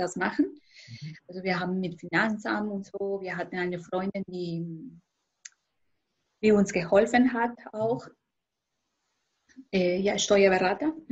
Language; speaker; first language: German; non-native, fluent; Spanish